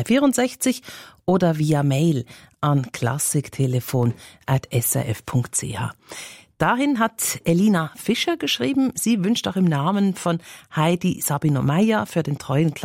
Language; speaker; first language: German; native; German